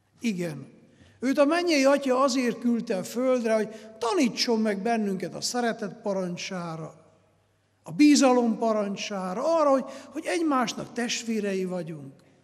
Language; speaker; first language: Hungarian; native; Hungarian